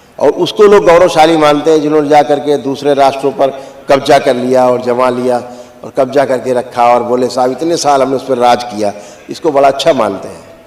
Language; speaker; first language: Hindi; native; Hindi